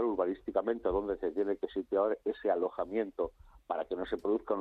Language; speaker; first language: Spanish; native; Spanish